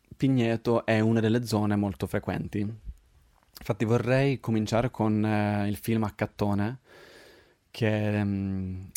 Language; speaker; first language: Italian; non-native, fluent; Swedish